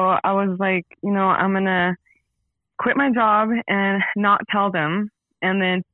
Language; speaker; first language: English; native; English